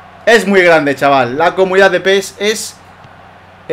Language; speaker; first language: Spanish; native; Spanish